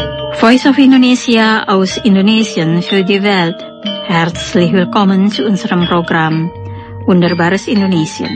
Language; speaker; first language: German; non-native, fluent; Indonesian